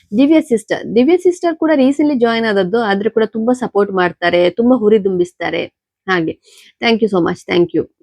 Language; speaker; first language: Kannada; non-native, local second language; Konkani